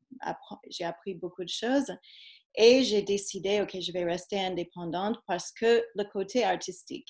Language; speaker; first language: French; non-native, fluent; English